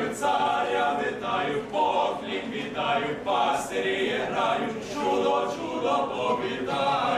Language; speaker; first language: Ukrainian; native; Ukrainian